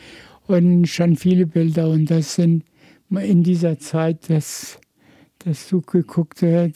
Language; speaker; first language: German; non-native, fluent; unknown